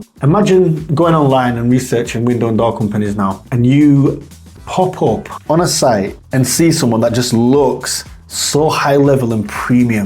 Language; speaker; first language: English; native; English